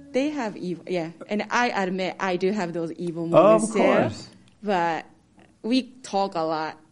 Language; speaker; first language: English; non-native, fluent; Japanese